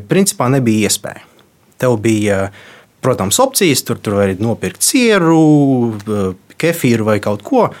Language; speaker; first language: Latvian; non-native, local second language; Russian